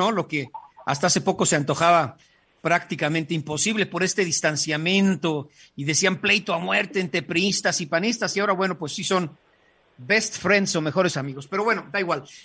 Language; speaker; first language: Spanish; native; Spanish